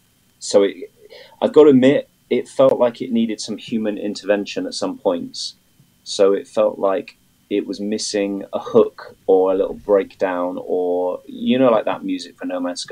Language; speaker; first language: English; native; English